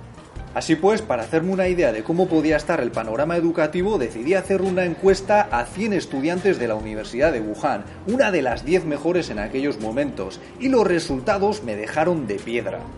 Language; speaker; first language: Spanish; native; Spanish